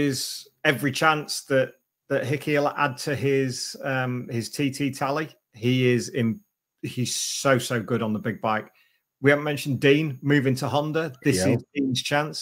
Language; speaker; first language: English; native; English